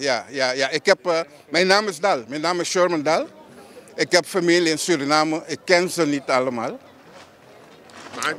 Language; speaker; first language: Dutch; non-native, local second language; Papiamento